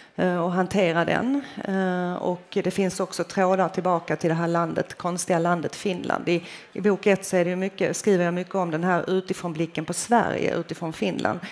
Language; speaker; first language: Swedish; early bilingual, other home language; Finnish